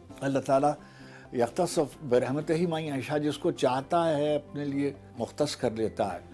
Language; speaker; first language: Urdu; native; Urdu